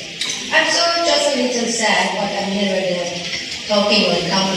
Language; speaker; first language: English; non-native, learner; Persian